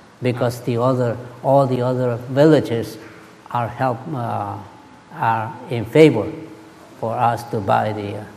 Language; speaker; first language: English; non-native, learner; Spanish